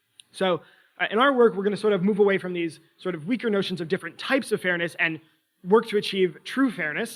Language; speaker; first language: English; native; English